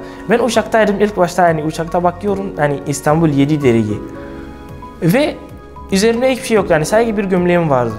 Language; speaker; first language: Turkish; non-native, fluent; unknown